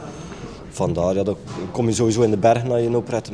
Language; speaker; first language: Dutch; native; Dutch